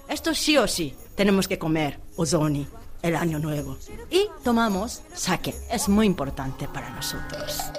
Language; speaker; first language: Spanish; non-native, fluent; Japanese